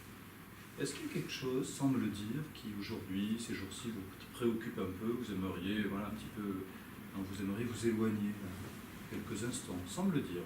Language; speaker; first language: French; native; French